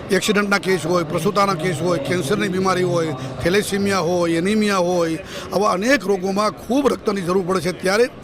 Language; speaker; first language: Gujarati; native; Gujarati